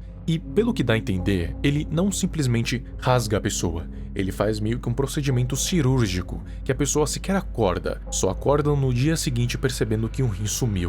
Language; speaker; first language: Portuguese; native; Portuguese